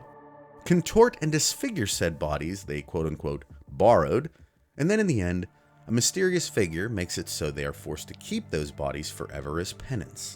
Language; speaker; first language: English; native; English